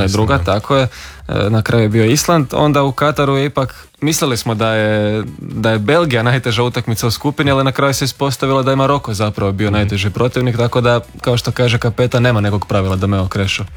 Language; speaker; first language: Serbian; native; Serbian